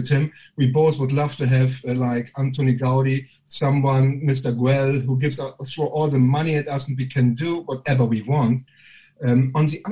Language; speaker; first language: English; non-native, fluent; German